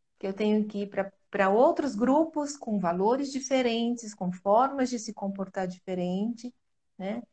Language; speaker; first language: Portuguese; native; Portuguese